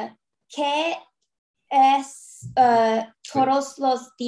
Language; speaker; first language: Spanish; non-native, learner; English